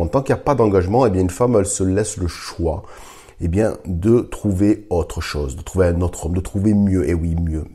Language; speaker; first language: French; native; French